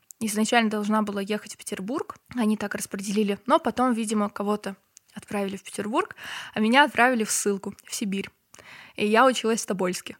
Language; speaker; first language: Russian; non-native, local second language; Turkmen